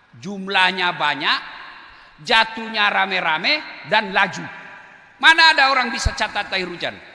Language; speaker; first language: Indonesian; non-native, local second language; Buginese